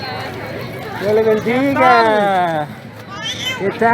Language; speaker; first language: Spanish; non-native, learner; English